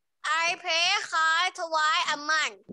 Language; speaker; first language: English; non-native, learner; Thai